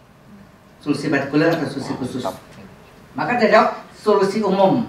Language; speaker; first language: Indonesian; native; Indonesian